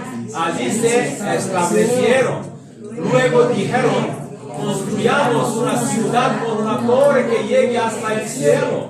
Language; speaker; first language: Spanish; non-native, learner; Korean